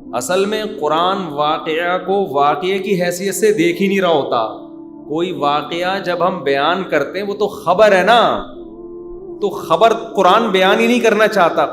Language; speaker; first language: Urdu; native; Urdu